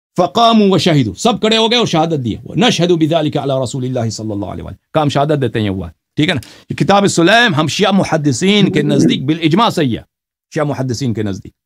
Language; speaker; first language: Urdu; non-native, fluent; Persian